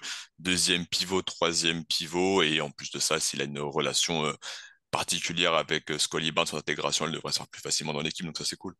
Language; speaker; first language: French; native; French